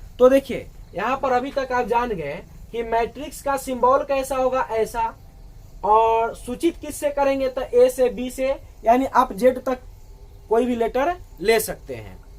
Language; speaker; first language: Hindi; native; Hindi